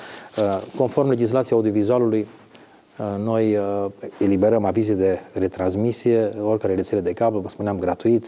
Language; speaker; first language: Romanian; native; Romanian